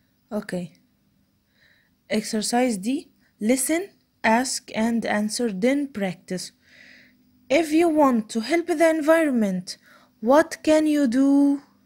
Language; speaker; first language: English; non-native, fluent; Arabic